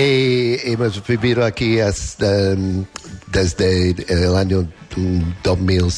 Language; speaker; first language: Spanish; non-native, learner; English